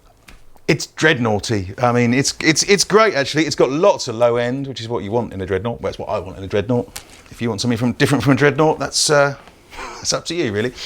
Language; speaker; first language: English; native; English